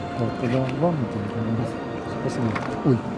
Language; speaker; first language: Russian; native; Russian